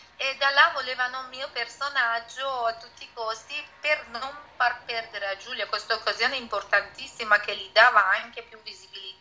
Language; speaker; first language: Italian; non-native, fluent; Persian